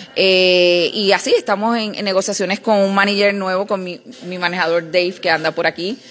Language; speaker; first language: Spanish; native; Spanish